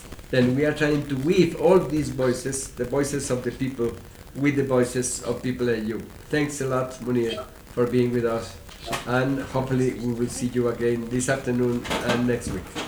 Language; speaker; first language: English; non-native, fluent; Spanish